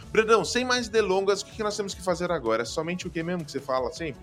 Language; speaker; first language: Portuguese; native; Portuguese